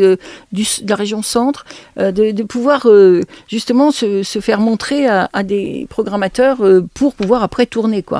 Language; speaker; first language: French; native; French